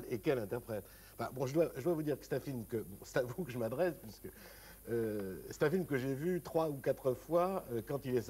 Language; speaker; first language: French; native; French